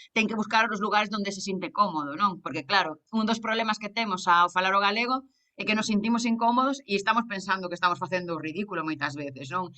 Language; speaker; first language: Galician; non-native, local second language; Spanish